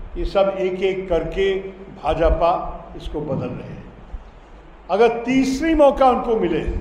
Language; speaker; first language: Hindi; non-native, local second language; Malayalam